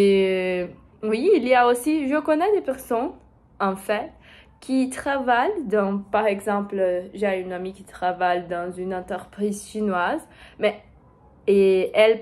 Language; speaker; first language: French; non-native, learner; Portuguese